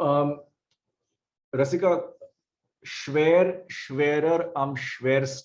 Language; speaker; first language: German; non-native, fluent; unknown